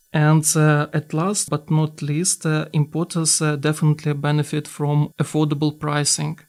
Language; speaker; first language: English; non-native, fluent; Ukrainian